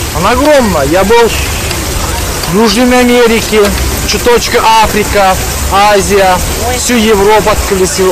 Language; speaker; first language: Russian; non-native, local second language; Azerbaijani